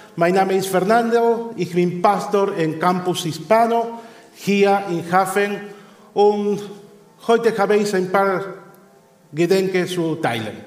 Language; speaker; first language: German; non-native, learner; Spanish